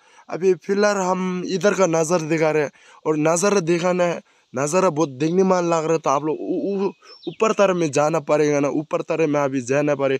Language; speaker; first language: Hindi; non-native, local second language; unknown